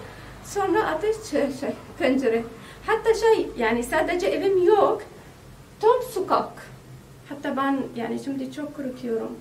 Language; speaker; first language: Turkish; non-native, learner; Arabic